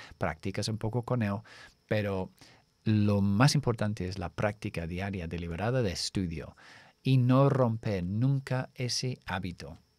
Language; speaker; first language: Spanish; non-native, fluent; English